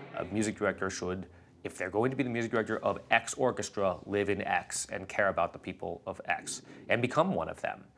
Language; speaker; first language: English; native; English